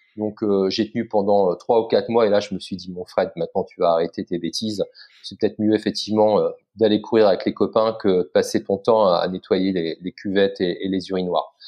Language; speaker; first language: French; native; French